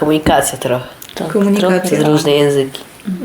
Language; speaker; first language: Polish; non-native, learner; Ukrainian